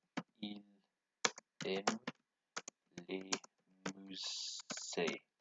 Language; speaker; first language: French; non-native, learner; English